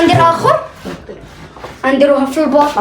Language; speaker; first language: Arabic; native; Arabic